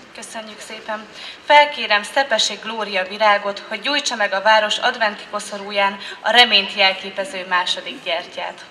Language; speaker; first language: Hungarian; native; Hungarian